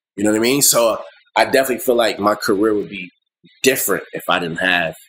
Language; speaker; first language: English; native; English